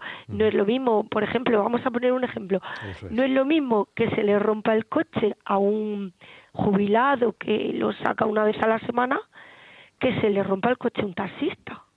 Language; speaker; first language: Spanish; native; Spanish